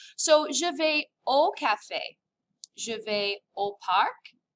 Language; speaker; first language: French; non-native, fluent; English